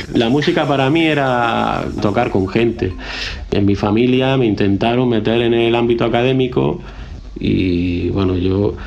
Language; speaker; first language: Spanish; native; Spanish